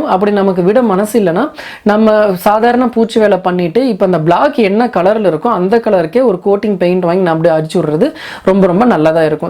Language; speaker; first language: Tamil; native; Tamil